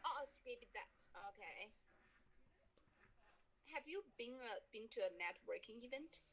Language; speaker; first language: English; non-native, learner; Chinese